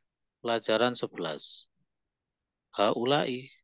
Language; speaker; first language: Indonesian; native; Indonesian